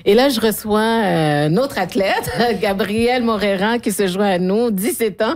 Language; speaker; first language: French; native; French